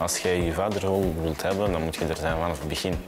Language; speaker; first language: Dutch; early bilingual, other home language; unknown